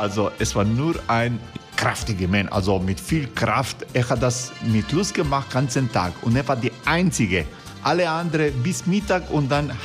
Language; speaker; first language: German; non-native, learner; Croatian